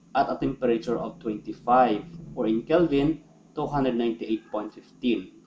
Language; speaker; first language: English; non-native, local second language; Filipino